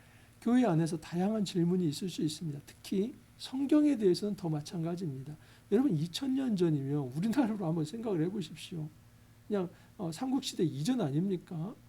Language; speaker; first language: Korean; native; Korean